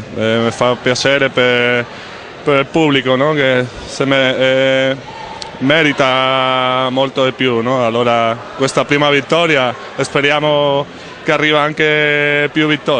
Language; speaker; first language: Italian; non-native, learner; Spanish